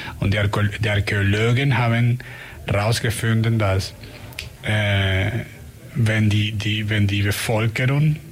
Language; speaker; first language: German; non-native, learner; Spanish